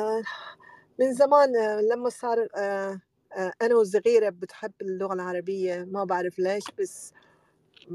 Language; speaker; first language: Arabic; non-native, learner; Persian